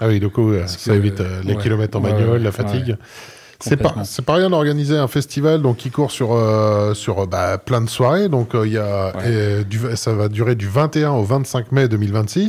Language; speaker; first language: French; native; French